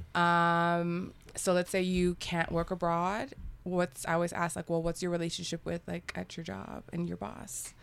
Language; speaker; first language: English; native; English